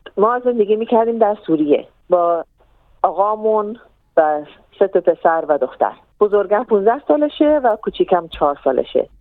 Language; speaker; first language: Persian; non-native, fluent; Arabic